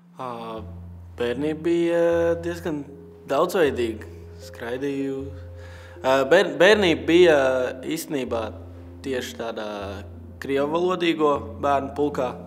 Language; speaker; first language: Latvian; non-native, local second language; Russian